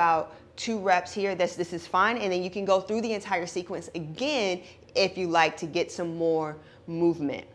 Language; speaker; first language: English; native; English